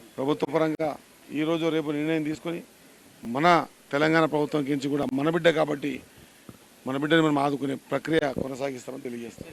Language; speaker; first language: Telugu; native; Telugu